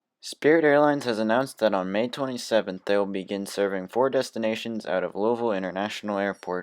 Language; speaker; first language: English; native; English